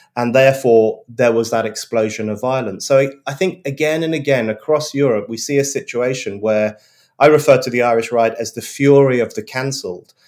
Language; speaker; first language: English; native; English